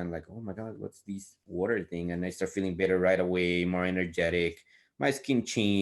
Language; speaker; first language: English; non-native, fluent; Spanish